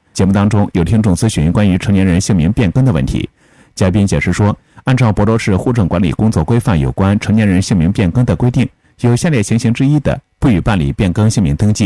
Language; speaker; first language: Chinese; native; Chinese